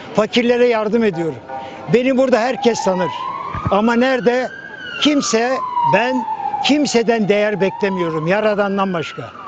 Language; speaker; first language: Turkish; native; Turkish